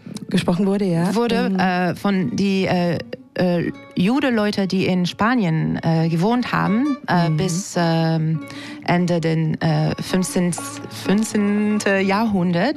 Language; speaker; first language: German; non-native, learner; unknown